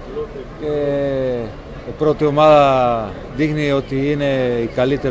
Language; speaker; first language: Greek; non-native, learner; Spanish